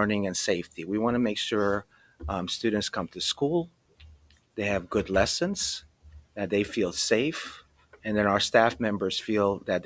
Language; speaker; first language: English; early bilingual, other home language; Romanian